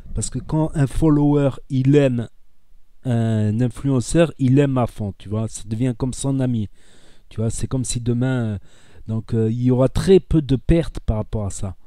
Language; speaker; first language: French; native; French